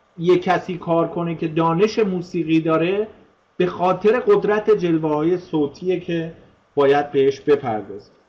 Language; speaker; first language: Persian; native; Persian